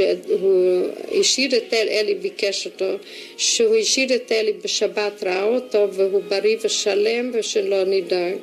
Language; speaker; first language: Hebrew; non-native, fluent; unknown